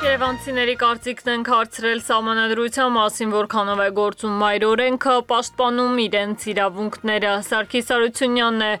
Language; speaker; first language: Armenian; native; Armenian